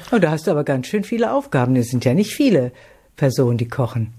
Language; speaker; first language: German; native; German